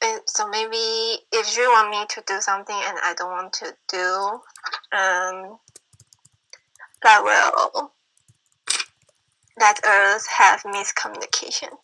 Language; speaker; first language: English; non-native, learner; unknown